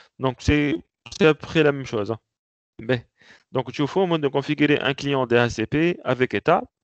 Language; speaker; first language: French; non-native, local second language; Arabic